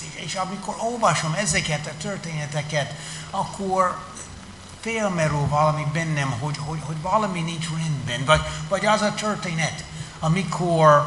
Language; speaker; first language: Hungarian; non-native, fluent; English